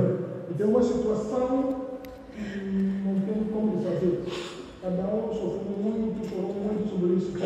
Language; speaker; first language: Portuguese; non-native, learner; Igbo